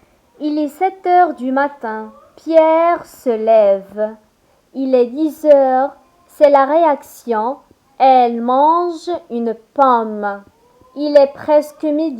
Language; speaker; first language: French; non-native, local second language; Arabic